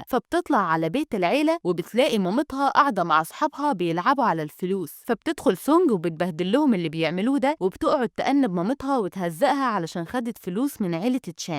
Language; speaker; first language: Arabic; native; Arabic